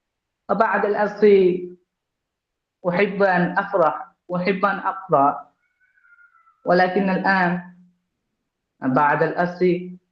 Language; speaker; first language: Arabic; non-native, learner; Bangla